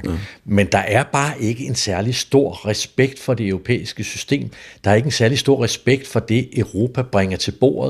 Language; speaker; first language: Danish; native; Danish